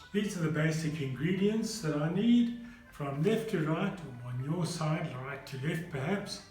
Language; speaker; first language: English; native; English